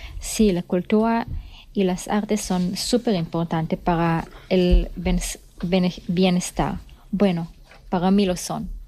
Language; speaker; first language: Spanish; non-native, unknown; Hebrew